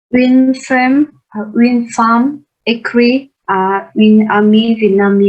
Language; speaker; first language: French; non-native, learner; Vietnamese